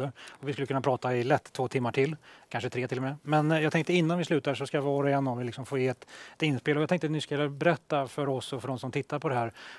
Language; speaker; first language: Swedish; native; Swedish